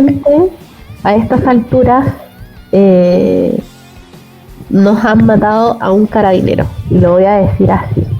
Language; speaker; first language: Spanish; native; Spanish